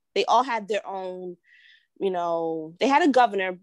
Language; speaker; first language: English; native; English